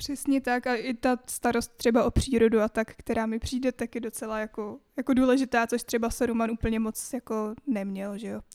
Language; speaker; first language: Czech; native; Czech